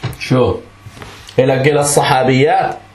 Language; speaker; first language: Danish; non-native, local second language; Arabic